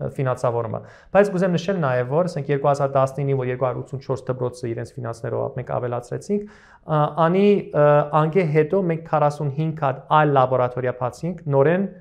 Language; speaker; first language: Armenian; early bilingual, heritage; Armenian